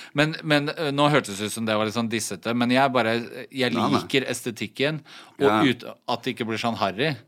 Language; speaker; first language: Norwegian; native; Norwegian